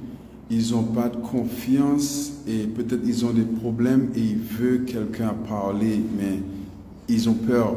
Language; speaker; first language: French; non-native, local second language; English